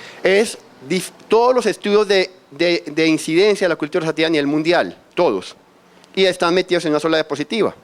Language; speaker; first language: Spanish; native; Spanish